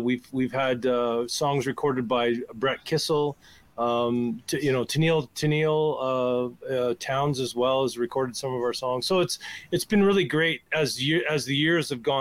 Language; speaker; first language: English; native; English